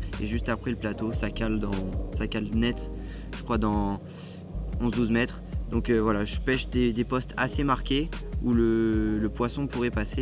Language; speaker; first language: French; native; French